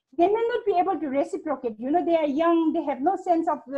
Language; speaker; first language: English; non-native, fluent; Hindi